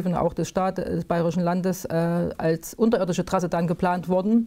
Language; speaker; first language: German; native; German